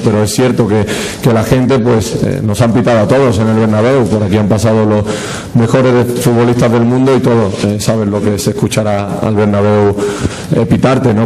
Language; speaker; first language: Spanish; native; Spanish